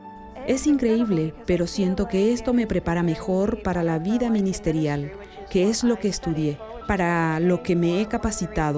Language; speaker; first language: Spanish; non-native, fluent; English